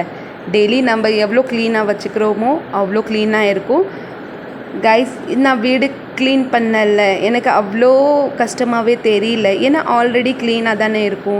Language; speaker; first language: Tamil; non-native, local second language; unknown